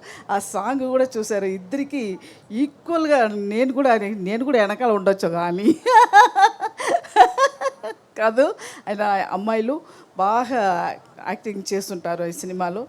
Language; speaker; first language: Telugu; non-native, fluent; Tamil